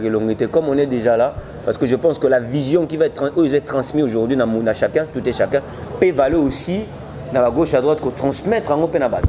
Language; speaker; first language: French; non-native, local second language; Lingala